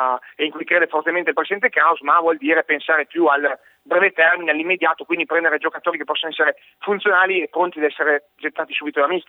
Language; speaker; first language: Italian; native; Italian